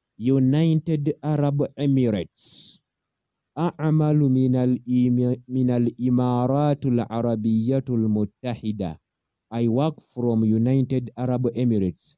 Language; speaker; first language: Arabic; non-native, fluent; Ganda